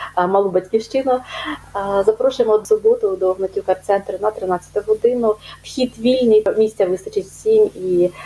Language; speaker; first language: Ukrainian; native; Ukrainian